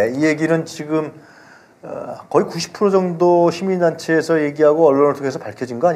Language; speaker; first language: Korean; native; Korean